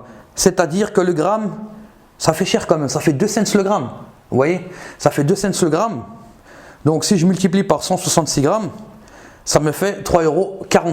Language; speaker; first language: French; native; French